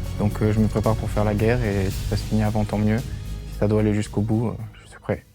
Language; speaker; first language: French; native; French